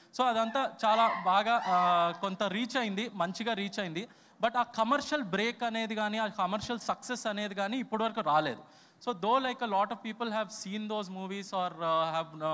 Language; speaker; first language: Telugu; native; Telugu